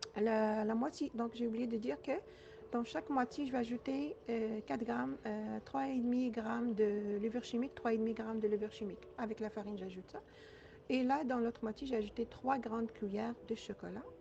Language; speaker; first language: French; non-native, local second language; Arabic